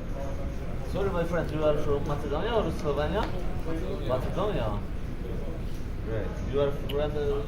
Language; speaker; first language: English; non-native, learner; Polish